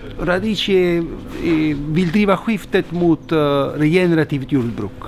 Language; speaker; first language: Swedish; non-native, fluent; Italian